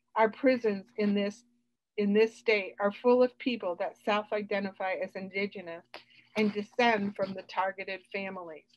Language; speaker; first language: English; native; English